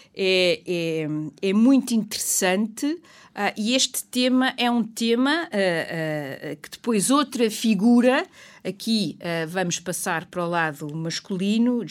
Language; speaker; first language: Portuguese; native; Portuguese